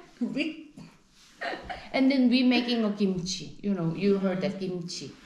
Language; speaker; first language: English; non-native, learner; Korean